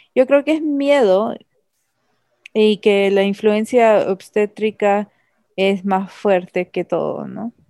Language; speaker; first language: Spanish; early bilingual, heritage; Spanish